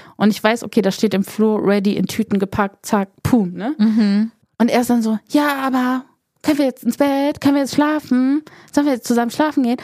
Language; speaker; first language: German; early bilingual, other home language; Polish